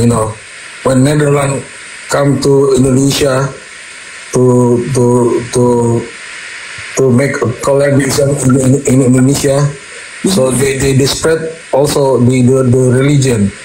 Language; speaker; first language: English; non-native, learner; Indonesian